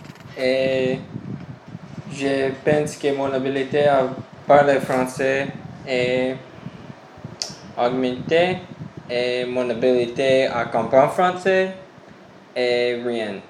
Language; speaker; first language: French; non-native, learner; English